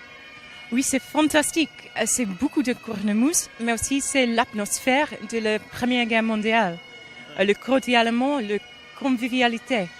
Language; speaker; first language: French; non-native, learner; English